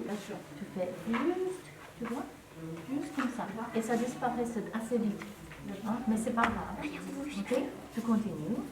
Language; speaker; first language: French; non-native, fluent; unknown